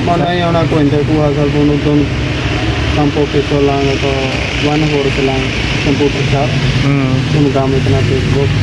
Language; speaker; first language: Filipino; non-native, learner; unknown